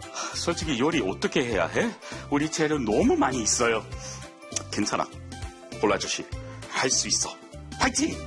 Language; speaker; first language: Korean; non-native, learner; English